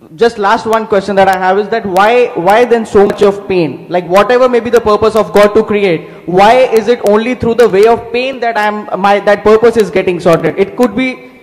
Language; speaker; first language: English; non-native, local second language; Hindi